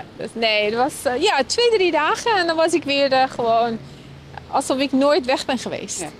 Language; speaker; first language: Dutch; non-native, fluent; Persian